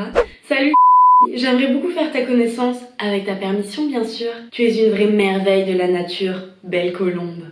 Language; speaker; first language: French; native; French